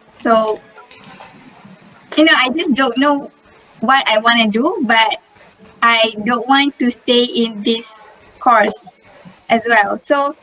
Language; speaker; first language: English; non-native, local second language; Malay